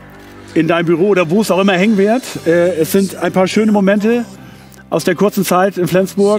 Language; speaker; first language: German; native; German